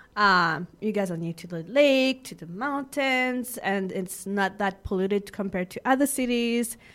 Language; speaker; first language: English; non-native, fluent; French